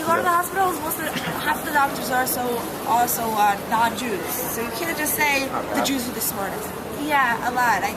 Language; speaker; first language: English; non-native, fluent; Hebrew